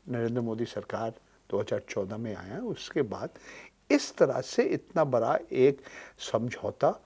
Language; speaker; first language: Hindi; native; Hindi